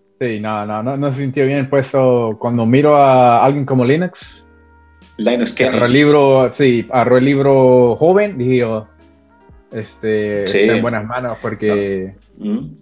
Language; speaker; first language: Spanish; early bilingual, heritage; Spanish